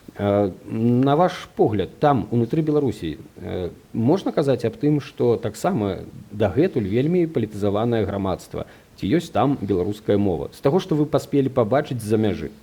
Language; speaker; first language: Belarusian; non-native, local second language; Russian